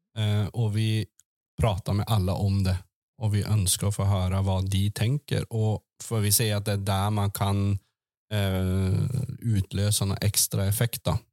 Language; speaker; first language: Norwegian; native; Norwegian